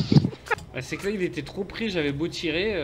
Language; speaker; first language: French; native; French